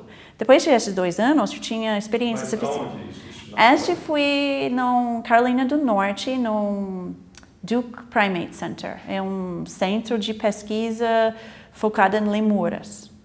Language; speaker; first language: Portuguese; non-native, fluent; English